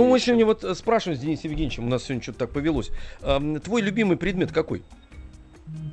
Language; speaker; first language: Russian; native; Russian